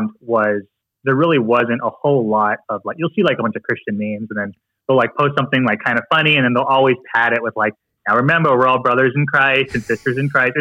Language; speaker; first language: English; native; English